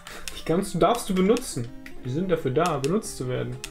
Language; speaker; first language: German; native; German